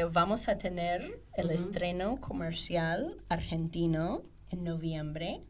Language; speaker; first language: Spanish; non-native, fluent; English